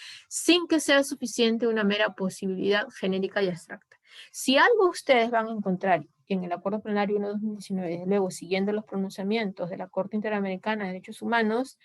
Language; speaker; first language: Spanish; native; Spanish